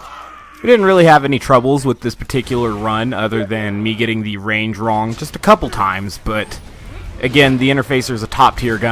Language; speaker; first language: English; native; English